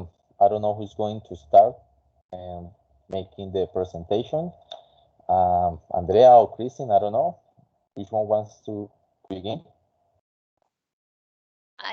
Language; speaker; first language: English; non-native, fluent; Spanish